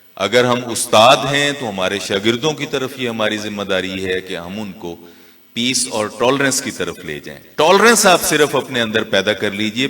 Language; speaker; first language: Urdu; non-native, local second language; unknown